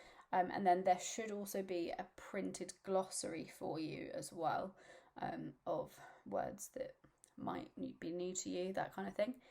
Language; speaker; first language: English; native; English